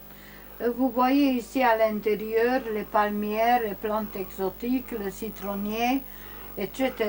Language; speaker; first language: French; non-native, learner; Romanian